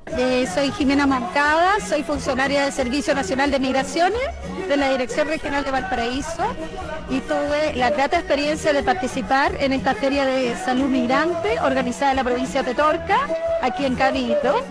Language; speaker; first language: Spanish; native; Spanish